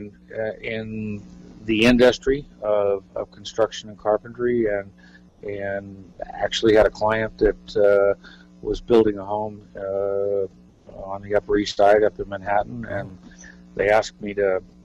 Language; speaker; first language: English; native; English